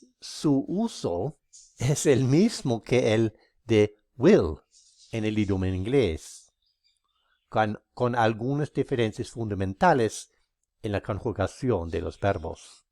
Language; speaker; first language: Spanish; non-native, fluent; English